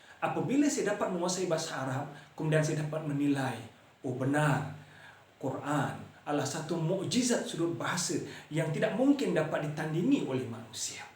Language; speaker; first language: Malay; native; Malay